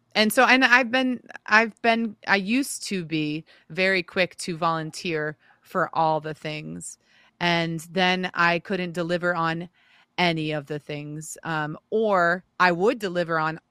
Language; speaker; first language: English; native; English